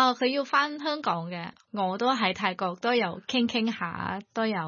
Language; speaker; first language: Cantonese; non-native, learner; Thai